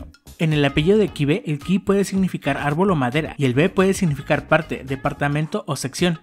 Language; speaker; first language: Spanish; native; Spanish